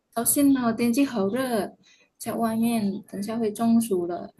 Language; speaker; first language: Chinese; non-native, learner; Indonesian